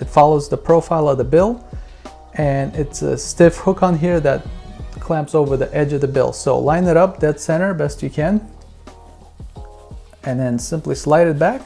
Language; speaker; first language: English; native; English